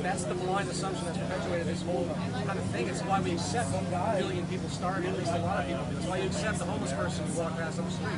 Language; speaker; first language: English; native; English